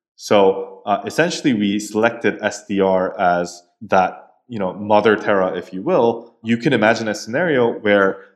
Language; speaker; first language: English; native; English